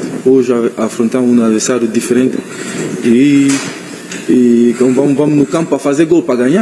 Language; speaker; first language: Portuguese; non-native, learner; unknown